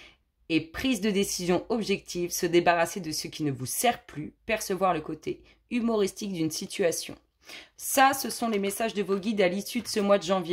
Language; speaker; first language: French; native; French